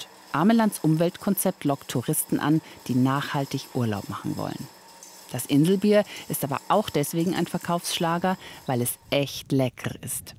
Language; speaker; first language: German; native; German